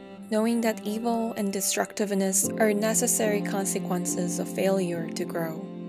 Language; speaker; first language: English; non-native, fluent; Korean